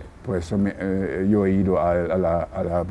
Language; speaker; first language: Spanish; non-native, learner; German